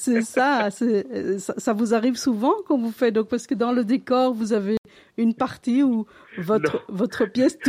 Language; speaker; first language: French; native; French